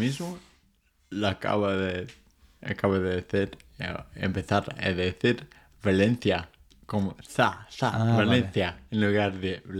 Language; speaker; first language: Spanish; non-native, fluent; English